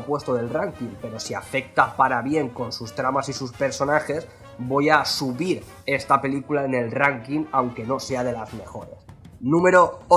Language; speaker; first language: Spanish; native; Spanish